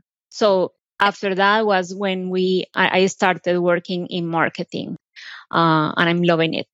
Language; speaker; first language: English; non-native, fluent; Spanish